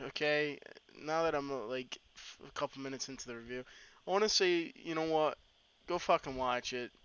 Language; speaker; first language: English; native; English